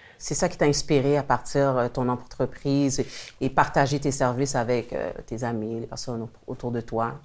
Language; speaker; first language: French; native; French